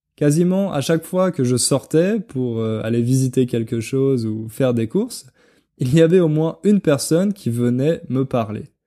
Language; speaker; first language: French; native; French